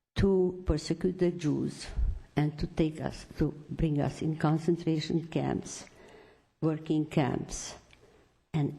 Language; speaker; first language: English; non-native, fluent; Romanian